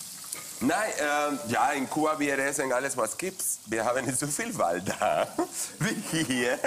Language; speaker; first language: German; non-native, fluent; Spanish